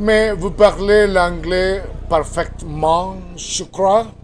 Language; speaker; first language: French; non-native, fluent; Spanish